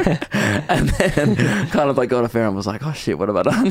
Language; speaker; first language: English; native; English